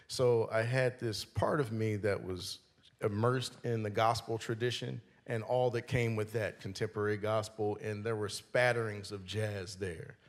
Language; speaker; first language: English; native; English